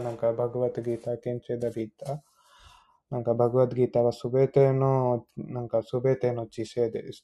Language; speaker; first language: Japanese; non-native, learner; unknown